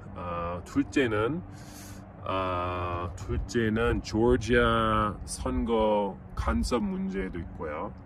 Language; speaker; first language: Korean; non-native, fluent; English